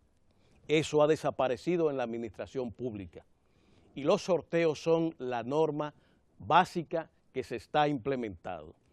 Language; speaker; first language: Spanish; native; Spanish